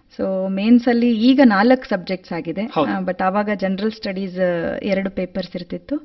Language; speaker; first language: Kannada; native; Kannada